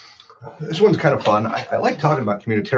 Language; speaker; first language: English; native; English